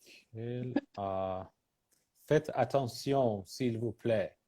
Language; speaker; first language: French; non-native, fluent; Persian